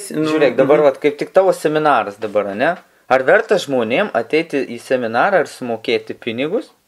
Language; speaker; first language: Lithuanian; native; Lithuanian